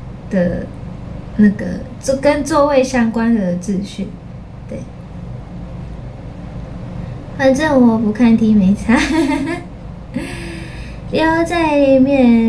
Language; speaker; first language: Chinese; non-native, fluent; Japanese